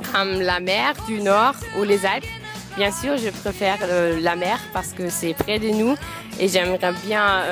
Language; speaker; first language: French; non-native, fluent; German